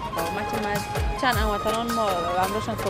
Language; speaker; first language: Persian; native; Persian